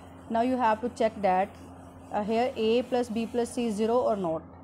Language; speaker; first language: English; non-native, local second language; Hindi